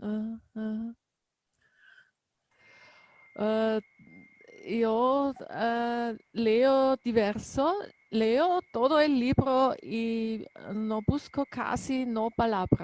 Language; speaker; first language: Spanish; non-native, learner; German